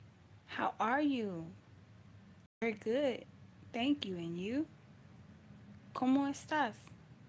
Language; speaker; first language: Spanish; non-native, learner; English